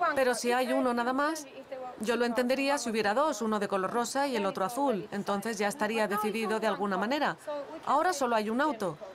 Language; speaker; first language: Spanish; non-native, fluent; Swedish